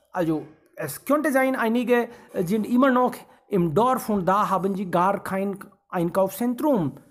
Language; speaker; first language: German; non-native, fluent; Hindi